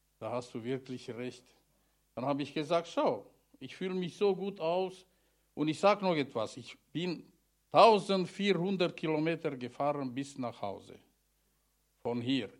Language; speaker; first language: German; non-native, learner; Romanian